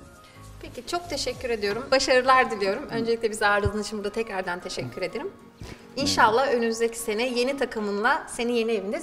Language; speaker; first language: Turkish; native; Turkish